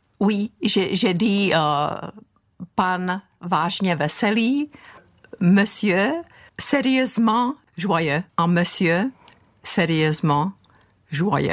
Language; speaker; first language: French; non-native, fluent; Czech